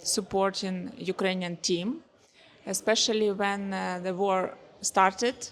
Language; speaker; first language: English; non-native, learner; Ukrainian